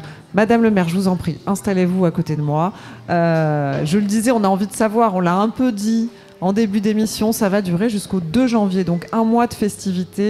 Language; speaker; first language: French; native; French